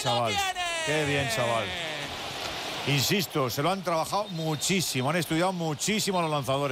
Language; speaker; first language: Spanish; native; Spanish